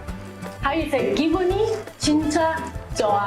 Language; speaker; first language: Korean; non-native, learner; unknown